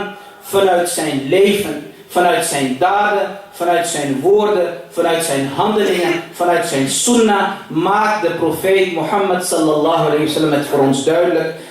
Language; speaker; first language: Dutch; early bilingual, other home language; Urdu